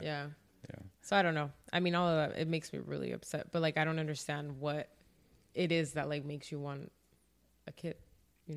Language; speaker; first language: English; early bilingual, other home language; Spanish